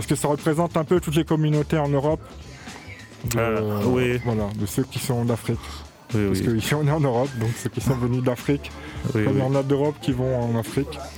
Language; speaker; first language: French; native; French